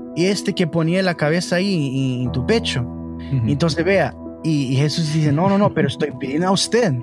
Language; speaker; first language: Spanish; non-native, learner; English